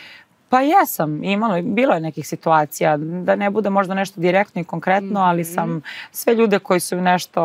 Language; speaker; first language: Serbian; native; Serbian